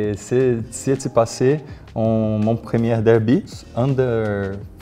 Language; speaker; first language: French; non-native, learner; Portuguese